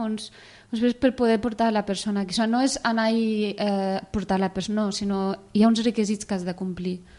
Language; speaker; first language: Catalan; early bilingual, other home language; Arabic